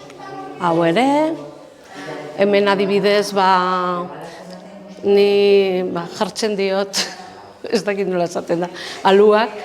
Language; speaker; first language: Basque; non-native, local second language; Spanish